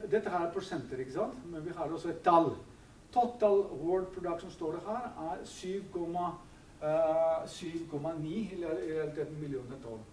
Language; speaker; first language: Norwegian; non-native, fluent; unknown